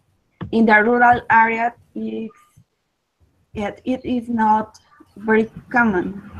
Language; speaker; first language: English; non-native, learner; Spanish